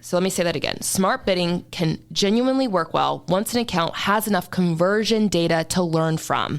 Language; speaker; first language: English; native; English